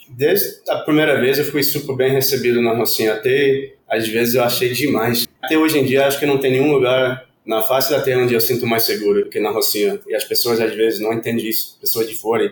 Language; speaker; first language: Portuguese; non-native, fluent; Spanish